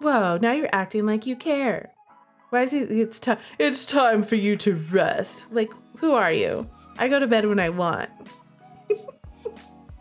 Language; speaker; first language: English; native; English